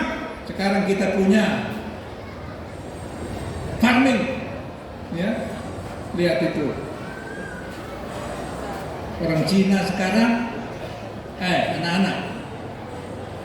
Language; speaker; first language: Indonesian; non-native, local second language; Sasak